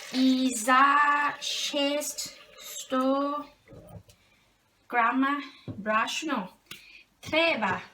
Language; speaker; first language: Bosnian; non-native, learner; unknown